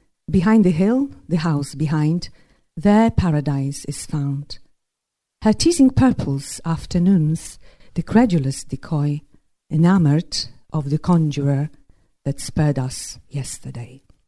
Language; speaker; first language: English; non-native, fluent; Polish